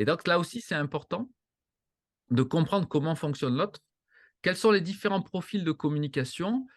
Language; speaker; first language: French; native; French